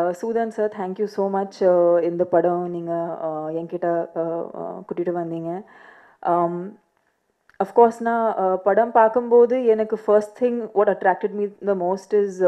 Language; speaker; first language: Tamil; non-native, learner; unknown